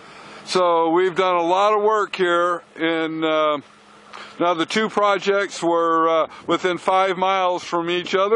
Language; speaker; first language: English; native; English